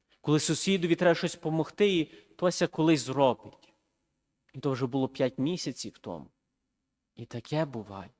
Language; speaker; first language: Ukrainian; early bilingual, heritage; Ukrainian